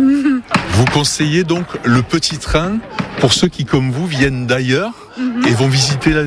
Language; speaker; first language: French; native; French